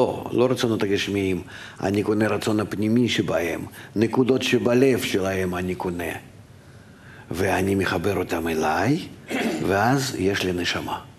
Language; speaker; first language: Hebrew; non-native, fluent; Russian